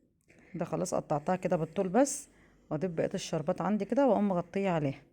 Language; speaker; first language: Arabic; native; Arabic